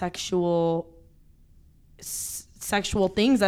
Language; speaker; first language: English; native; English